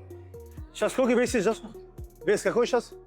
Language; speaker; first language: Russian; non-native, local second language; Uzbek